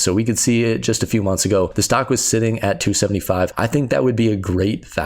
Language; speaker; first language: English; native; English